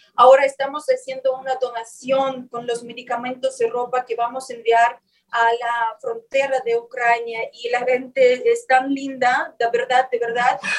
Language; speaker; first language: Spanish; non-native, learner; Ukrainian